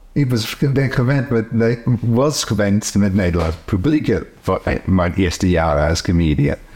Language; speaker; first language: Dutch; non-native, fluent; English